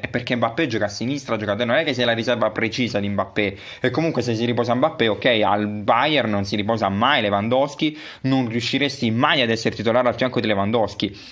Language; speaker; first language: Italian; native; Italian